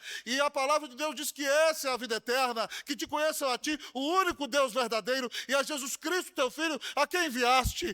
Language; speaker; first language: Portuguese; native; Portuguese